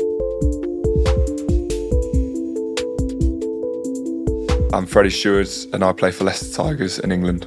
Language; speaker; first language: English; native; English